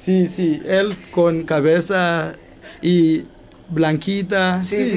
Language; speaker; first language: Spanish; non-native, learner; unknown